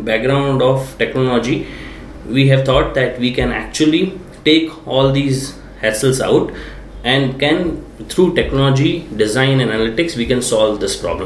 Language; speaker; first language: English; non-native, local second language; Hindi